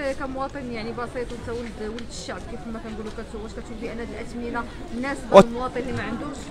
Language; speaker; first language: Arabic; native; Arabic